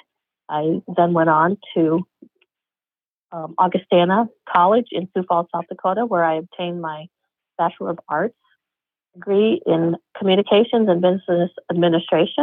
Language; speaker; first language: English; native; English